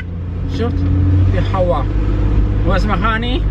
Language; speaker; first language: Arabic; non-native, learner; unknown